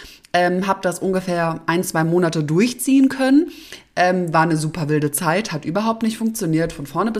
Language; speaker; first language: German; native; German